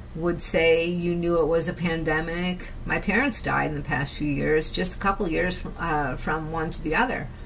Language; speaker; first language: English; native; English